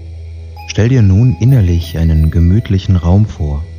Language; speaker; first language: German; native; German